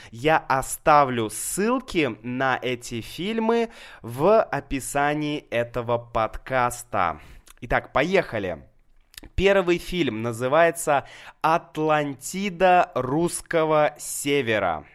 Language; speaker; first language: Russian; native; Russian